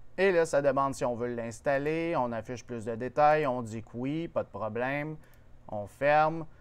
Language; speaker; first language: French; native; French